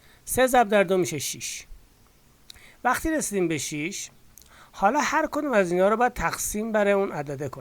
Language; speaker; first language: Persian; native; Persian